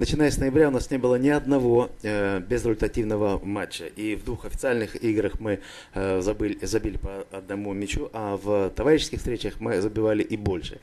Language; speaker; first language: Russian; non-native, fluent; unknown